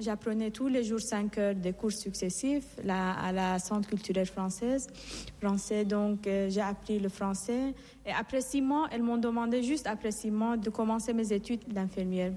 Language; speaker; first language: French; non-native, fluent; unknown